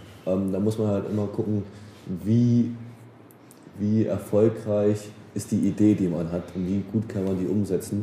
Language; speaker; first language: German; native; German